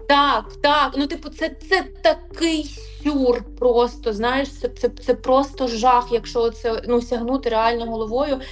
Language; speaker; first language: Ukrainian; native; Ukrainian